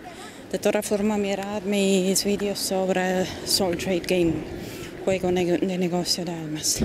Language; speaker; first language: Spanish; non-native, fluent; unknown